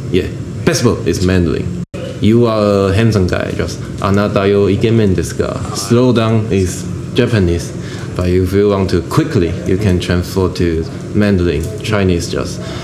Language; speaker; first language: English; non-native, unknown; Chinese